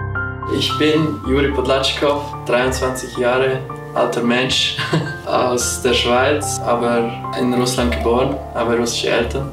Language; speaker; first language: German; early bilingual, other home language; Russian